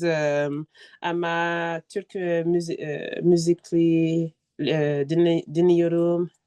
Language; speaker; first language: Turkish; non-native, learner; French